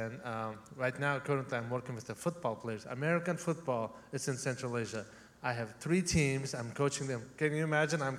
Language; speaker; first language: English; non-native, fluent; Uzbek